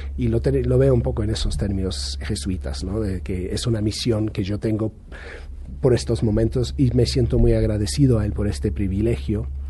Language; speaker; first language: Spanish; non-native, fluent; English